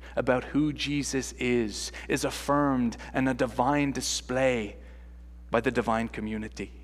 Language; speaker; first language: English; native; English